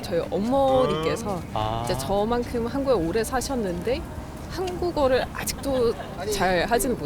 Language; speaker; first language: Korean; early bilingual, other home language; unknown